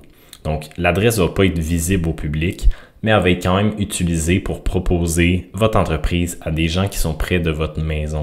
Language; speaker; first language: French; native; French